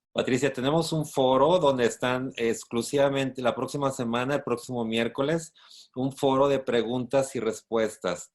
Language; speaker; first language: Spanish; native; Spanish